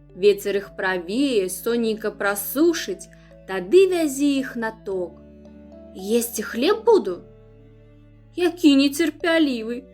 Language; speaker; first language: Belarusian; non-native, local second language; Russian